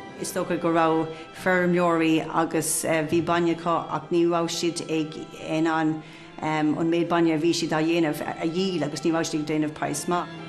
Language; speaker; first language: Irish; non-native, local second language; English